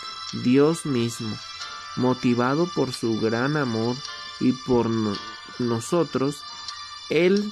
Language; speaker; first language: Spanish; native; Spanish